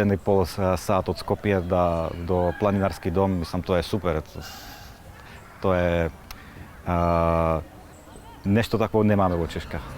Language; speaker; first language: Macedonian; non-native, fluent; Czech